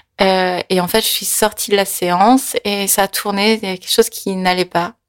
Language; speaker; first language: French; early bilingual, other home language; Korean